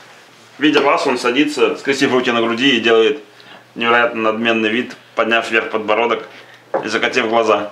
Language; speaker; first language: Russian; native; Russian